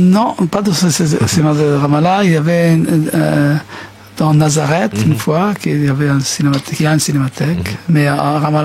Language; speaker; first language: French; non-native, fluent; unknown